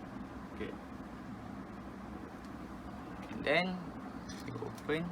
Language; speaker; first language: English; non-native, local second language; Malay